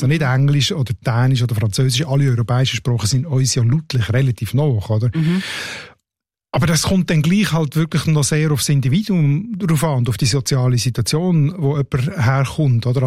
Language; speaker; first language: German; native; German